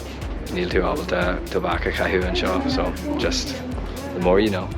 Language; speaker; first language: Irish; non-native, local second language; English